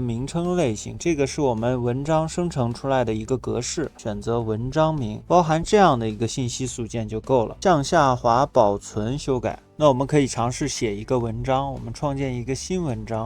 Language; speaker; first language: Chinese; native; Chinese